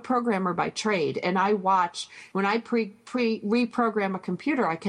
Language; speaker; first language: English; native; English